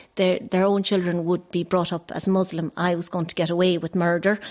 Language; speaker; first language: English; non-native, local second language; Irish